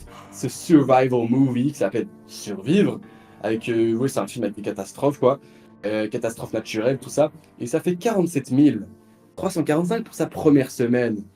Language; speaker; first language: French; native; French